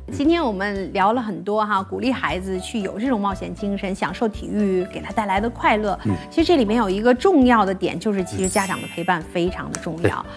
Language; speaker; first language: Chinese; native; Chinese